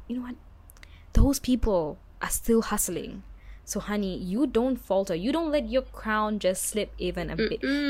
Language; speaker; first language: English; native; English